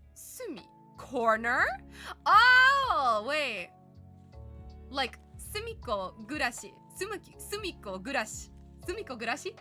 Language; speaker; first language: Japanese; non-native, learner; English